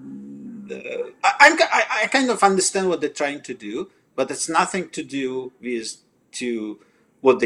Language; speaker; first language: English; non-native, fluent; Russian